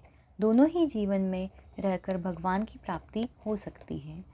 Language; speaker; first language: Hindi; native; Hindi